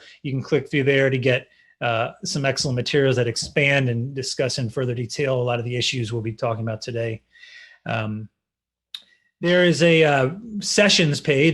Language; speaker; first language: English; native; English